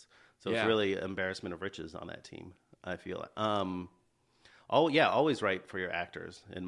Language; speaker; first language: English; native; English